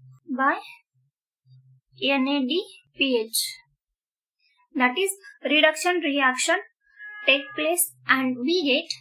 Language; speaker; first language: English; non-native, local second language; Marathi